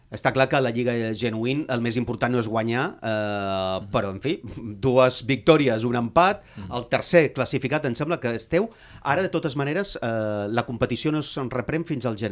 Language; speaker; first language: Catalan; native; Catalan